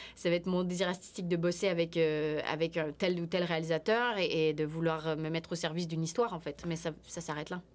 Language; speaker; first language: French; native; French